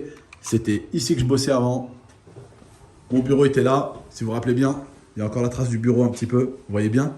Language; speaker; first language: French; native; French